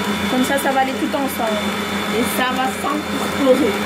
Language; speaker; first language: French; non-native, fluent; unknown